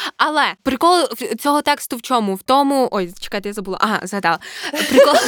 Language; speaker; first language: Ukrainian; native; Ukrainian